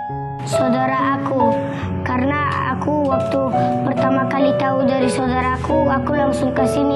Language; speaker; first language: Indonesian; early bilingual, other home language; Persian